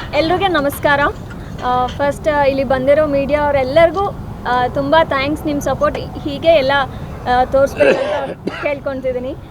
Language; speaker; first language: Kannada; non-native, local second language; Telugu